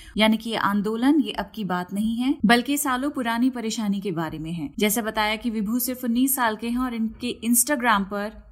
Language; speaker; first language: Hindi; native; Hindi